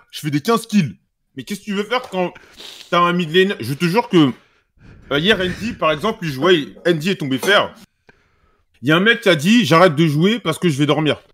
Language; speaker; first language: French; native; French